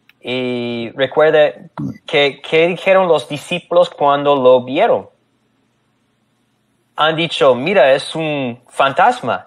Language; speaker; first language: Spanish; non-native, fluent; English